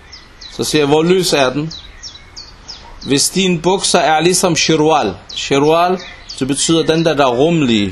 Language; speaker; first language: Danish; non-native, local second language; Arabic